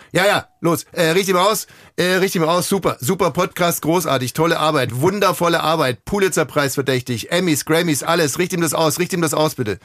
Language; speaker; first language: German; native; German